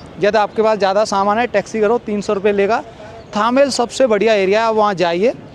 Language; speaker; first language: Hindi; native; Hindi